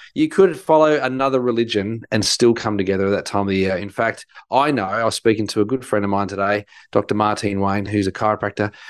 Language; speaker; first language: English; native; English